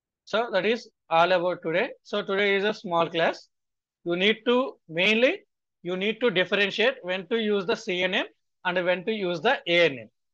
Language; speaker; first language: English; non-native, local second language; Telugu